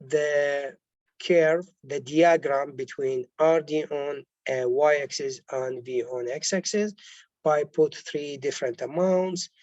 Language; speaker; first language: English; non-native, local second language; Arabic